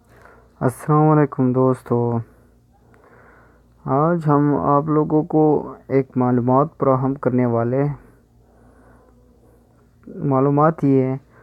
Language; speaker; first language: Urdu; non-native, local second language; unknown